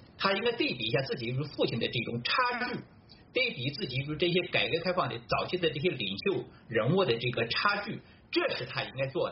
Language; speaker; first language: Chinese; native; Chinese